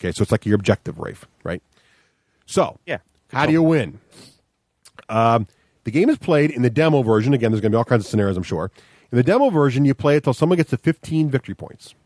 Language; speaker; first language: English; native; English